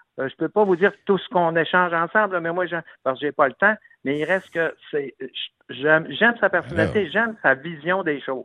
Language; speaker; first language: French; native; French